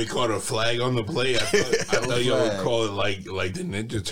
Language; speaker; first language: English; native; English